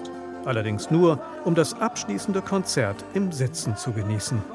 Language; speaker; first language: German; native; German